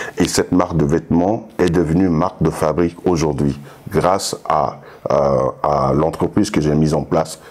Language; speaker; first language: French; non-native, local second language; Sango